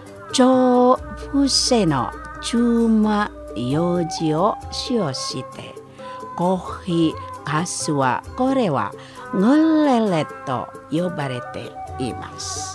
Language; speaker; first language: Japanese; non-native, fluent; Indonesian